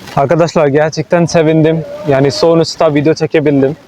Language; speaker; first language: Turkish; non-native, fluent; Urdu